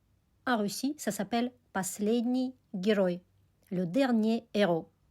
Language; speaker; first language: French; non-native, fluent; Russian